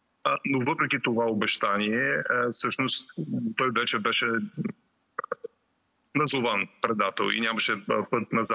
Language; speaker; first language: Bulgarian; native; Bulgarian